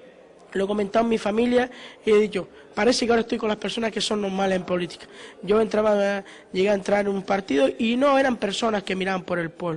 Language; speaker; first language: Spanish; native; Spanish